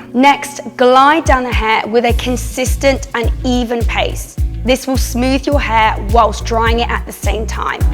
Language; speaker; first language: English; native; English